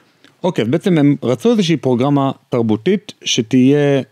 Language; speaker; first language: Hebrew; native; Hebrew